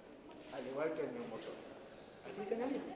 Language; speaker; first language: Spanish; native; Spanish